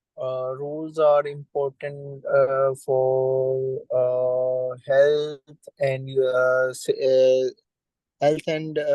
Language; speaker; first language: English; non-native, learner; Urdu